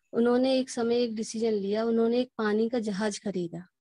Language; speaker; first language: Hindi; native; Hindi